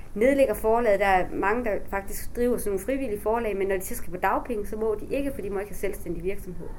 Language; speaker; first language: Danish; native; Danish